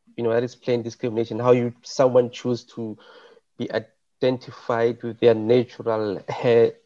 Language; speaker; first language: English; non-native, local second language; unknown